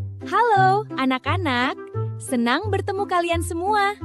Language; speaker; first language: Indonesian; native; Indonesian